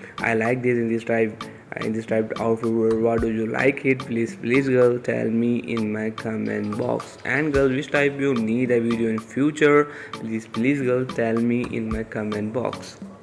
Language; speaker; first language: English; non-native, learner; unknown